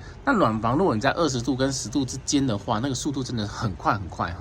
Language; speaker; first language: Chinese; native; Chinese